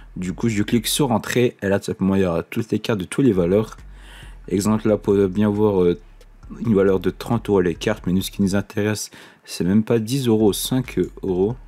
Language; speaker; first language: French; native; French